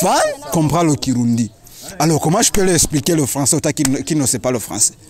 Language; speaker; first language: French; non-native, learner; Rundi